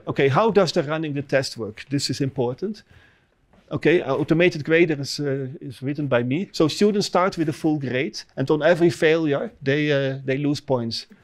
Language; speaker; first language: English; non-native, fluent; Dutch